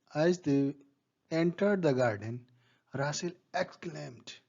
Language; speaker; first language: English; non-native, local second language; Hindi